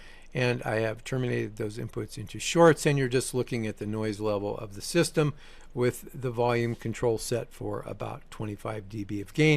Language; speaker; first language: English; native; English